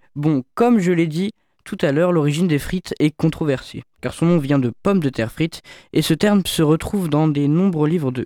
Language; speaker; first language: French; native; French